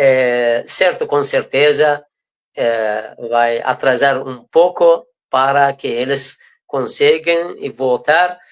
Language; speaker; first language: Portuguese; non-native, fluent; Persian